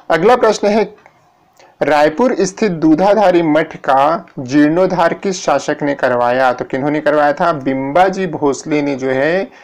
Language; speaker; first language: Hindi; native; Hindi